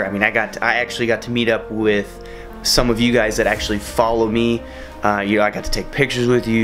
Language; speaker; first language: English; native; English